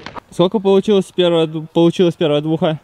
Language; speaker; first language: Russian; native; Russian